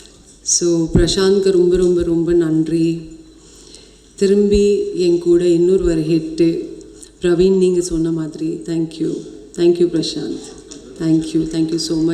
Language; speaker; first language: Tamil; non-native, fluent; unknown